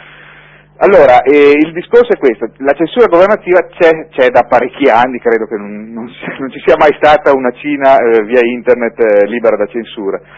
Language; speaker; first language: Italian; native; Italian